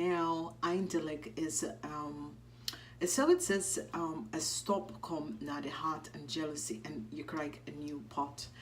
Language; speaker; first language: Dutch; non-native, fluent; English